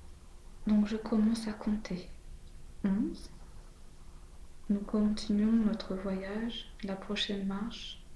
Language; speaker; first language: French; native; French